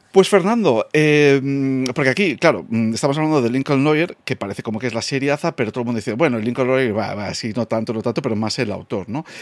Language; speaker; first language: Spanish; non-native, fluent; English